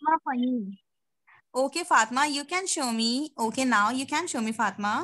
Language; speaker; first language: English; non-native, local second language; Urdu